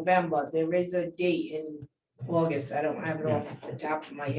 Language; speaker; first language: English; native; English